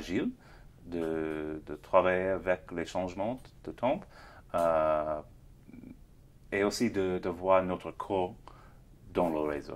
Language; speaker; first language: French; non-native, fluent; English